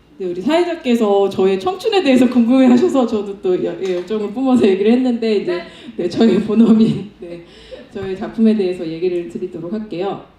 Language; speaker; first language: Korean; native; Korean